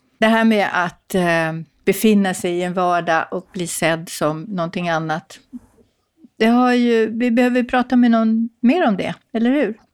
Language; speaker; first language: Swedish; native; Swedish